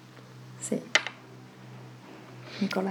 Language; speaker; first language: Spanish; non-native, learner; Chinese